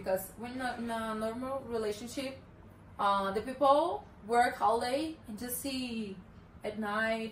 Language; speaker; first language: English; non-native, learner; Portuguese